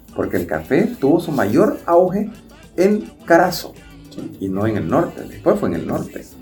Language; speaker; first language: Spanish; native; Spanish